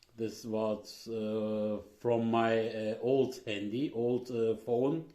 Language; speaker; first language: English; non-native, learner; Turkish